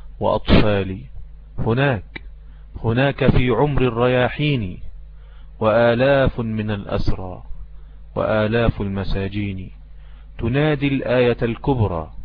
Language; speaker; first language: Arabic; native; Arabic